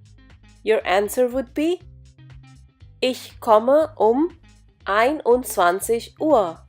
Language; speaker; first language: German; non-native, fluent; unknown